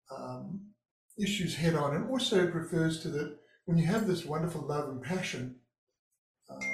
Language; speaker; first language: English; native; English